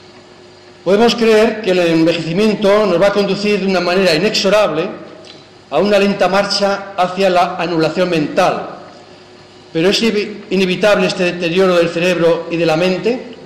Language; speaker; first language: Spanish; native; Spanish